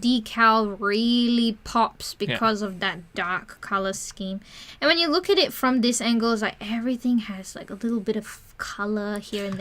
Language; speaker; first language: English; native; English